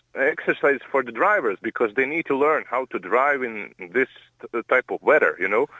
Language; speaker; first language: English; non-native, learner; Croatian